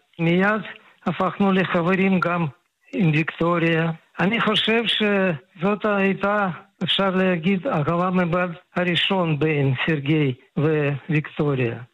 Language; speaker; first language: Hebrew; non-native, fluent; Russian